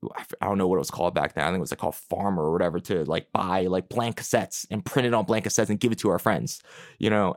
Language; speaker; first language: English; native; English